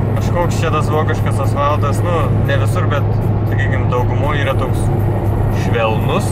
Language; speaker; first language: Lithuanian; native; Lithuanian